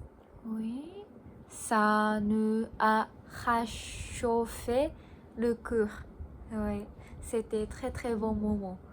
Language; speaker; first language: French; non-native, learner; Japanese